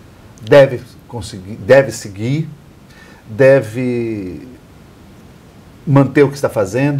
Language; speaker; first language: Portuguese; native; Portuguese